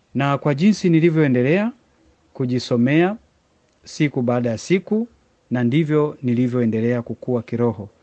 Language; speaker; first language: Swahili; native; Swahili